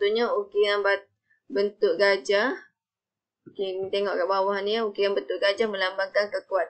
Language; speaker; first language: Malay; native; Malay